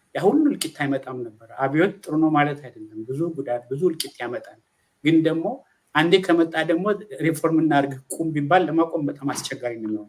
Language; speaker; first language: Amharic; native; Amharic